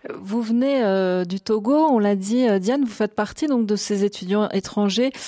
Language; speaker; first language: French; native; French